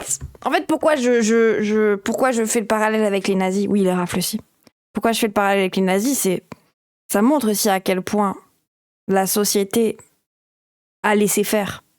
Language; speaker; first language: French; native; French